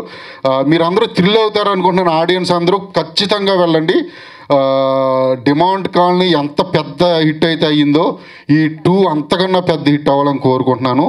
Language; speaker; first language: Telugu; native; Telugu